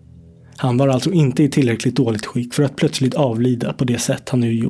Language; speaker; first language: Swedish; native; Swedish